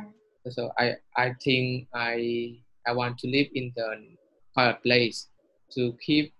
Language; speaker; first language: English; non-native, learner; Vietnamese